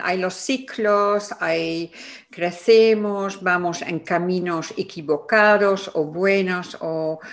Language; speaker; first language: Spanish; non-native, fluent; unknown